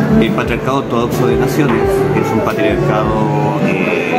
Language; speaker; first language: Spanish; non-native, learner; French